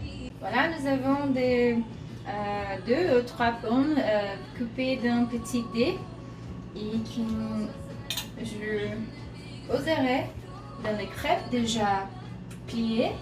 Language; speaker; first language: French; non-native, learner; Portuguese